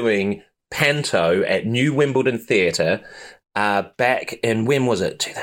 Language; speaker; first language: English; native; English